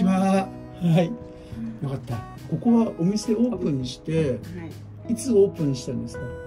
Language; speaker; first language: Japanese; native; Japanese